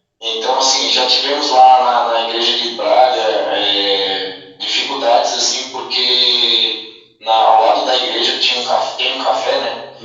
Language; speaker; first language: Portuguese; native; Portuguese